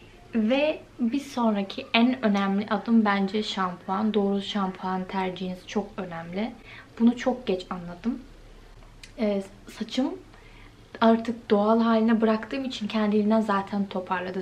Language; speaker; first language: Turkish; native; Turkish